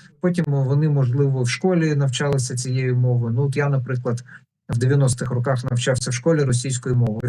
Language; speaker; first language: Ukrainian; non-native, local second language; Russian